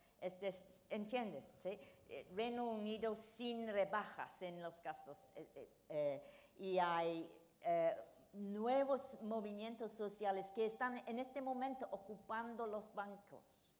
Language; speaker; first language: Spanish; non-native, fluent; English